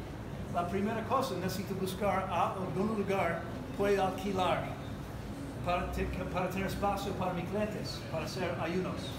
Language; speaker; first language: Spanish; non-native, learner; English